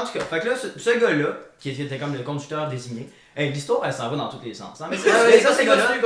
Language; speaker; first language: French; native; French